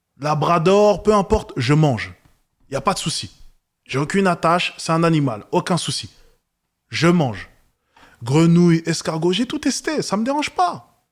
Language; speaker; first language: French; native; French